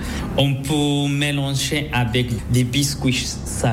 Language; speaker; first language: French; non-native, learner; Spanish